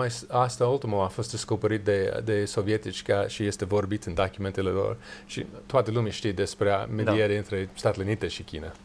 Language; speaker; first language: Romanian; non-native, learner; English